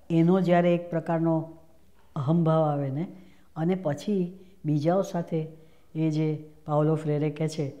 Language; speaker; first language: Gujarati; native; Gujarati